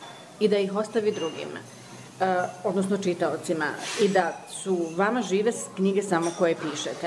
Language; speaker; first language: Serbian; native; Serbian